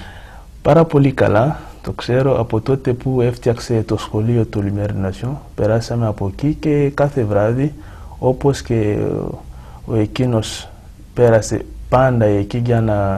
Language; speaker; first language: Greek; non-native, fluent; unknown